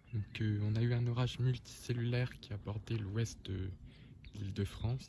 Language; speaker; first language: French; native; French